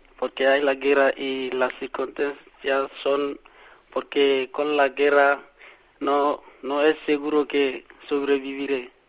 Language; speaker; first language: Spanish; non-native, learner; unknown